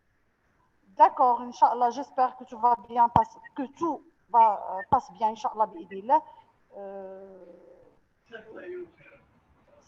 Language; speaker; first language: French; non-native, local second language; Arabic